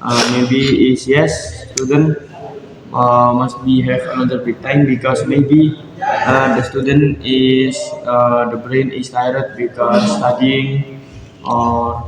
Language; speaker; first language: English; non-native, learner; Indonesian